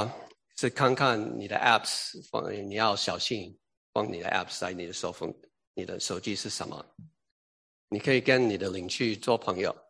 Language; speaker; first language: Chinese; early bilingual, heritage; English